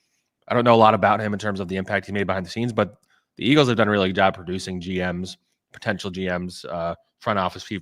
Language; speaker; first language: English; native; English